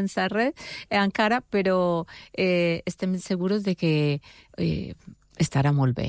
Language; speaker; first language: Catalan; non-native, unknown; Spanish